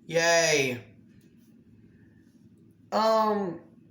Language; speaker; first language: English; native; English